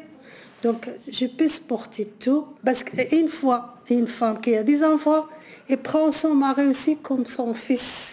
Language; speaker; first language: French; non-native, learner; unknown